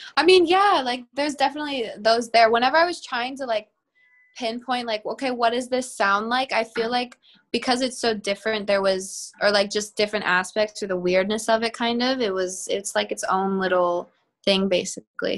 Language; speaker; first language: English; native; English